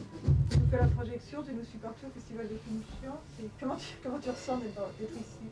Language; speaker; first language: French; native; French